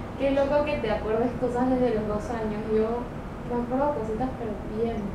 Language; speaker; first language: Spanish; native; Spanish